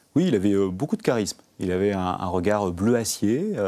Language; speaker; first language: French; native; French